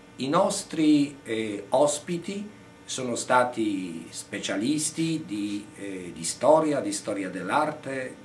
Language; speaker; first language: Italian; non-native, fluent; Polish